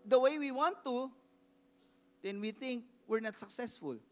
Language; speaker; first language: English; non-native, local second language; Filipino